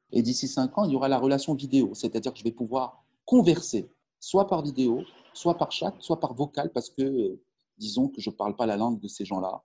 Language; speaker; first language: French; non-native, local second language; Arabic